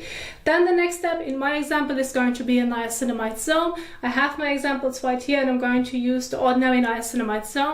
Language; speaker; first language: English; non-native, fluent; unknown